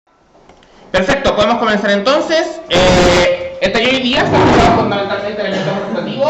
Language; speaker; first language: Spanish; native; Spanish